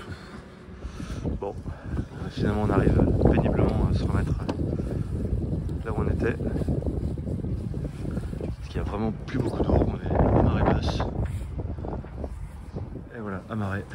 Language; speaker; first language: French; native; French